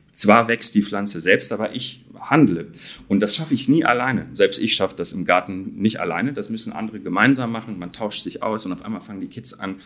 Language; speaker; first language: German; native; German